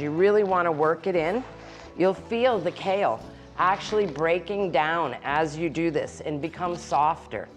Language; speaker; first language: English; native; English